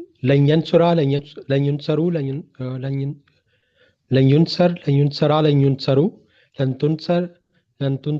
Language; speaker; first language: Arabic; non-native, learner; Urdu